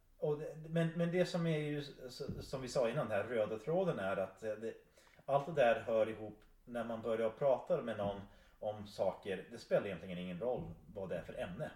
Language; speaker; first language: Swedish; non-native, fluent; English